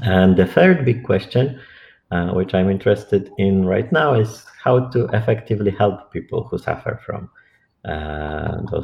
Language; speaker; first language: English; non-native, fluent; Polish